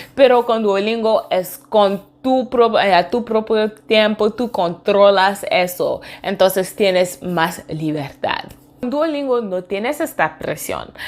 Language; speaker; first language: Spanish; non-native, fluent; French